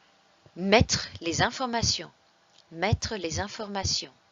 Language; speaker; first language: French; non-native, fluent; English